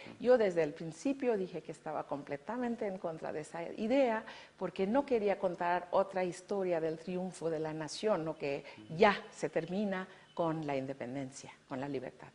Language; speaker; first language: Spanish; non-native, fluent; Bangla